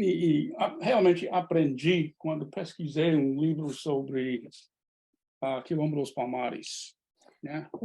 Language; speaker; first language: Portuguese; non-native, fluent; English